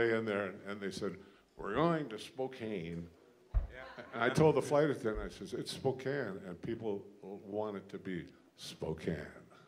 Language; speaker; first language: English; native; English